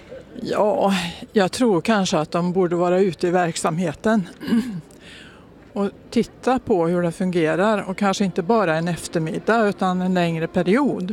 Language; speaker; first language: Swedish; native; Swedish